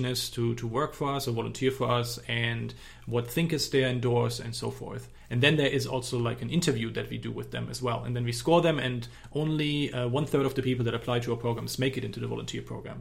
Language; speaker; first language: English; non-native, fluent; German